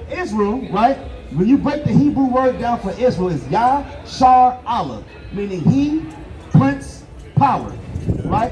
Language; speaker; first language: English; native; English